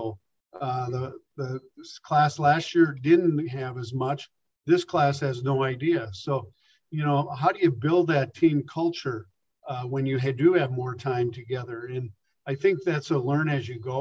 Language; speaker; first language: English; native; English